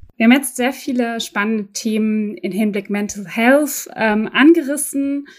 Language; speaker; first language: German; early bilingual, other home language; Turkish